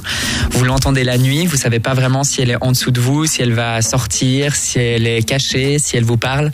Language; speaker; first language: French; native; French